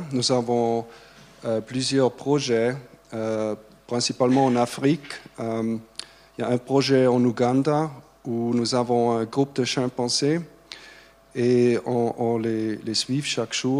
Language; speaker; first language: French; non-native, fluent; German